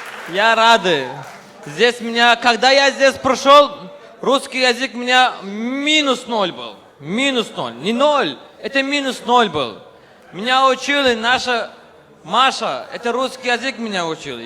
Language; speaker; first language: Russian; non-native, learner; Turkmen